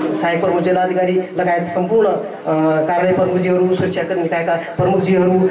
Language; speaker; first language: Nepali; native; Nepali